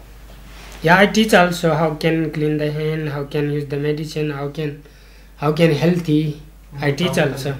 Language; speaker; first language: English; non-native, learner; Nepali